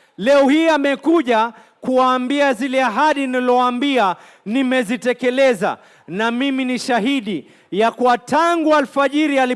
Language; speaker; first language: Swahili; native; Swahili